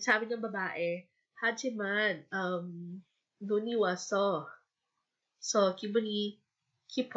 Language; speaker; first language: Korean; non-native, fluent; Filipino